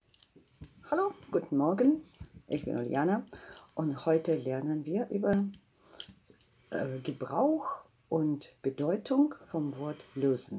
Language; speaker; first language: German; non-native, fluent; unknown